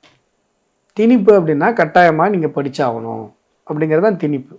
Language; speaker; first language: Tamil; native; Tamil